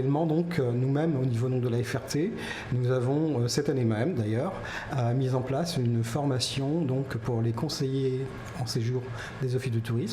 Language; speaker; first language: French; native; French